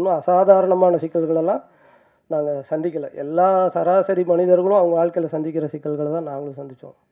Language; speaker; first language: Tamil; native; Tamil